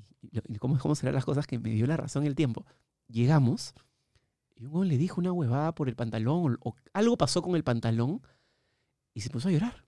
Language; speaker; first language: Spanish; native; Spanish